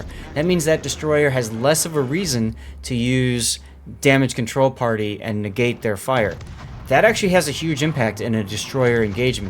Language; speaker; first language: English; native; English